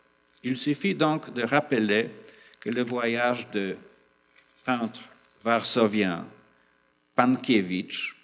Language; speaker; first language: French; non-native, fluent; Polish